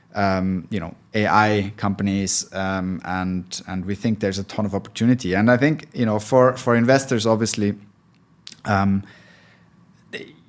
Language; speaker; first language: English; non-native, fluent; German